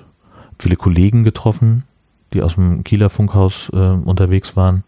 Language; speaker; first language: German; native; German